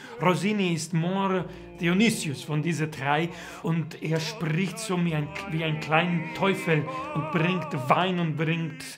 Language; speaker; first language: German; non-native, fluent; Spanish